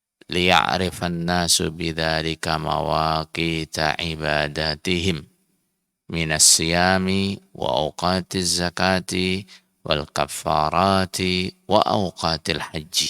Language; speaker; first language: Arabic; non-native, fluent; Indonesian